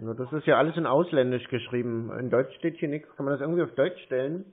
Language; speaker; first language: German; native; German